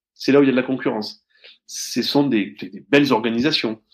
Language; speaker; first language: French; native; French